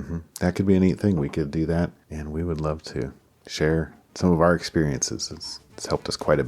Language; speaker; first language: English; native; English